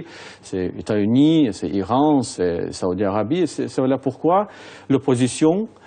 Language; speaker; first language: French; non-native, fluent; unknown